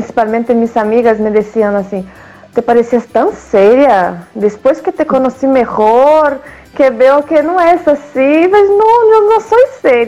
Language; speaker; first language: Spanish; non-native, fluent; Portuguese